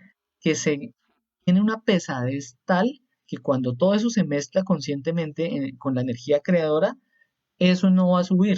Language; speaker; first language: Spanish; native; Spanish